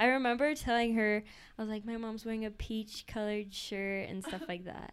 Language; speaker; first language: English; native; English